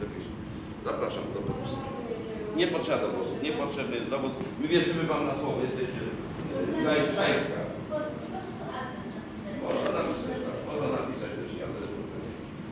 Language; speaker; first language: Polish; native; Polish